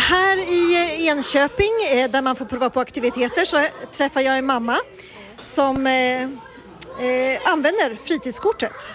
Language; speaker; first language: Swedish; native; Swedish